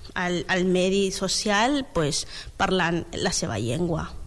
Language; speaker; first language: Catalan; non-native, learner; Spanish